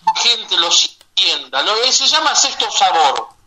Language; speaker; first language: Spanish; native; Spanish